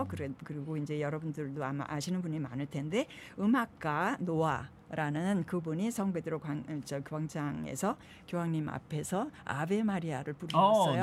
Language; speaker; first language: Korean; native; Korean